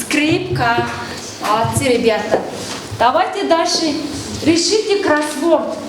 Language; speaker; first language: Russian; non-native, fluent; Mongolian